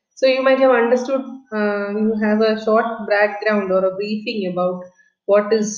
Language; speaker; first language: English; non-native, local second language; Malayalam